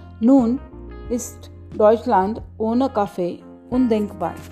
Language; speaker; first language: German; non-native, learner; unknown